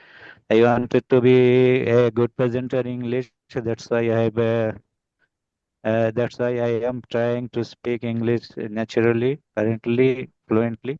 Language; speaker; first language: English; non-native, local second language; Bangla